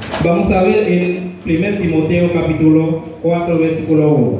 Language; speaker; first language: Spanish; non-native, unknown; Haitian Creole